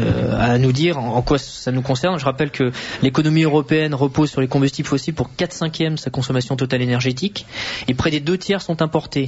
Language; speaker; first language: French; native; French